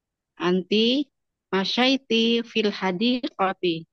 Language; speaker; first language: Arabic; non-native, learner; Indonesian